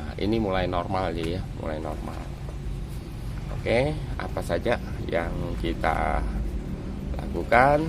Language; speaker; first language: Indonesian; native; Indonesian